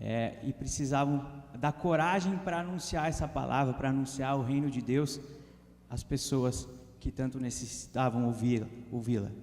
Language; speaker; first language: Portuguese; native; Portuguese